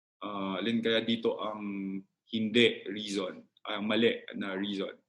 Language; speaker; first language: Filipino; native; Filipino